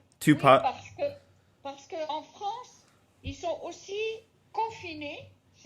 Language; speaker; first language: French; non-native, fluent; Spanish